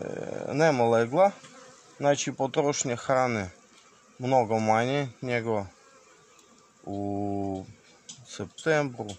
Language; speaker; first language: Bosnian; non-native, learner; Russian